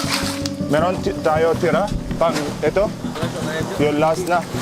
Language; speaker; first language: Filipino; non-native, learner; Arabic